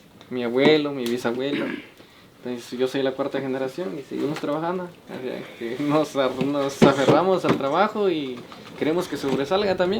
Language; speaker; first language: Spanish; native; Spanish